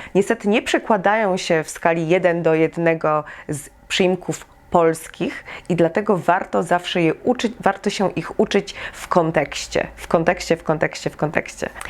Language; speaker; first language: Polish; native; Polish